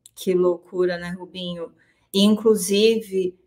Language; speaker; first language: Portuguese; native; Portuguese